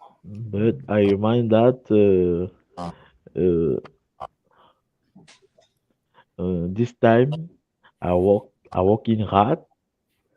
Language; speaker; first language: English; non-native, learner; French